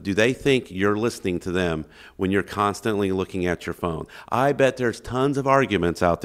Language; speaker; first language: English; native; English